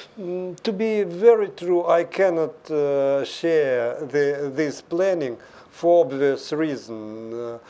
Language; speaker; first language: English; non-native, fluent; Russian